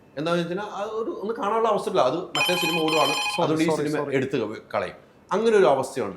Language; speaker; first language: Malayalam; native; Malayalam